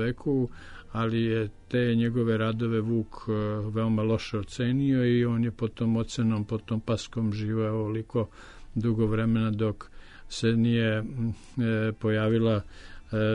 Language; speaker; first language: Serbian; native; Serbian